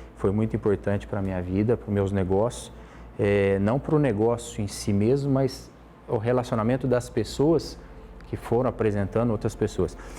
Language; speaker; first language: Portuguese; native; Portuguese